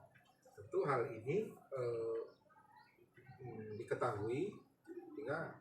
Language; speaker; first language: Indonesian; native; Indonesian